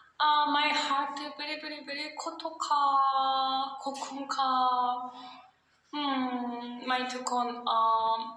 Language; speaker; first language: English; non-native, learner; Thai